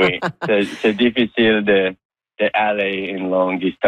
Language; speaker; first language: French; non-native, local second language; English